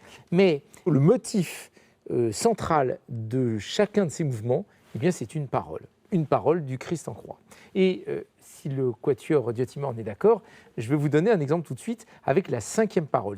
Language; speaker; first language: French; native; French